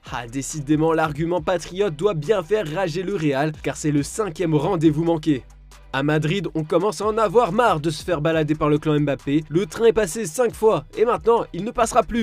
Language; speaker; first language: French; native; French